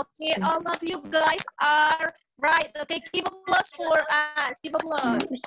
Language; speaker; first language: English; non-native, learner; Indonesian